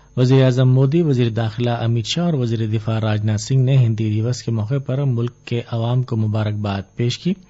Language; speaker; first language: Urdu; native; Urdu